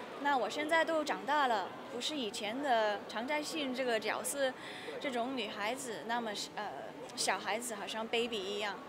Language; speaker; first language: Chinese; early bilingual, heritage; Cantonese